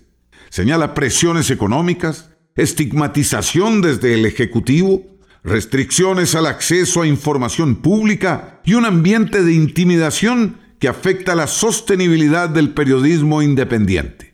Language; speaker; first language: Spanish; native; Spanish